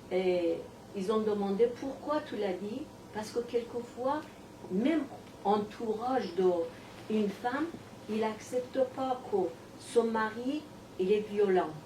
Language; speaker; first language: French; non-native, learner; Persian